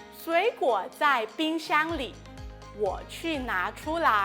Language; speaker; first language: Chinese; non-native, fluent; Thai